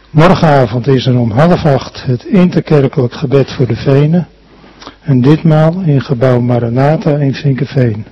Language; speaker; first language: Dutch; native; Dutch